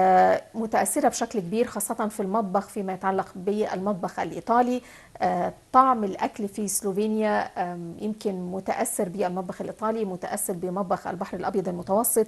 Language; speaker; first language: Arabic; native; Arabic